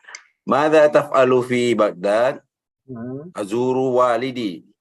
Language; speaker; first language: Arabic; non-native, learner; Indonesian